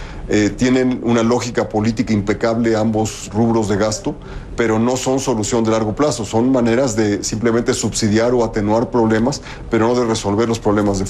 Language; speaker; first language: Spanish; native; Spanish